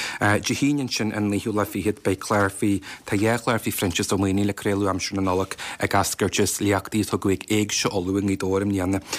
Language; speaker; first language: Irish; native; Irish